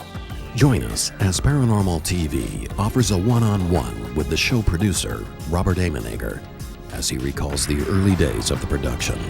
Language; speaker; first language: English; native; English